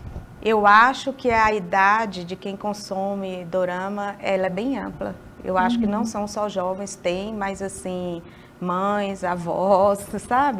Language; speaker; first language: Portuguese; native; Portuguese